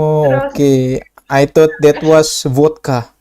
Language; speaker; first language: English; non-native, learner; Indonesian